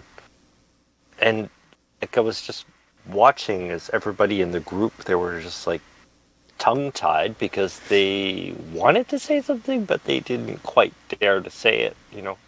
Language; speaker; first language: English; native; English